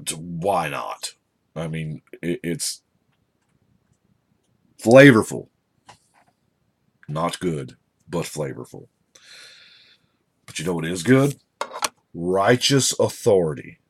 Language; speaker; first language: English; native; English